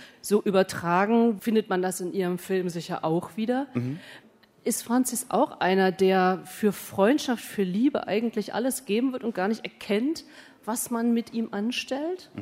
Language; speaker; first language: German; native; German